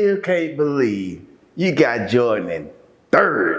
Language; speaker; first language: English; native; English